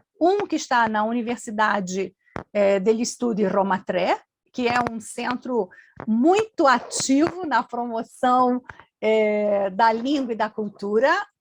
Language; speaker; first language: Portuguese; native; Portuguese